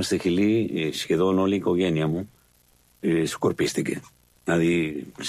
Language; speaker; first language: Greek; non-native, fluent; Spanish